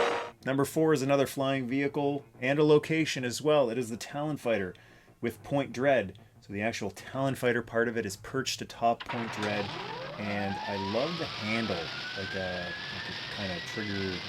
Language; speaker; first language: English; native; English